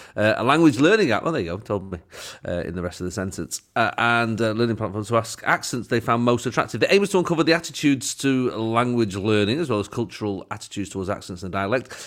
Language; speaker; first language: English; native; English